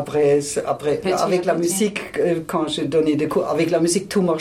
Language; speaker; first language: French; non-native, fluent; German